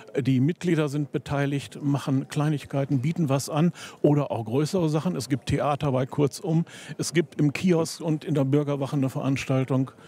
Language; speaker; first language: German; native; German